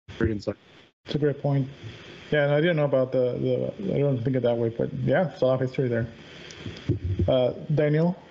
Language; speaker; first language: English; native; English